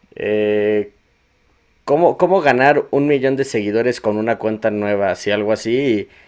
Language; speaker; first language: Spanish; native; Spanish